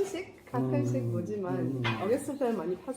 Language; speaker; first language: Korean; non-native, fluent; Arabic